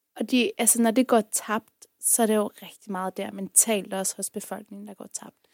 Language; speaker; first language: Danish; early bilingual, other home language; Persian